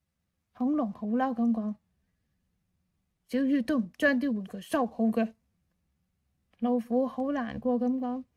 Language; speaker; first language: Cantonese; native; Cantonese